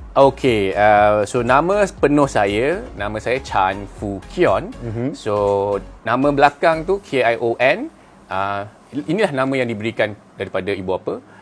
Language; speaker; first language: Malay; non-native, local second language; Cantonese